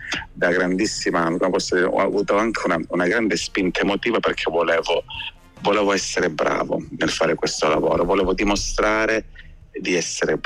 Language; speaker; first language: Italian; native; Italian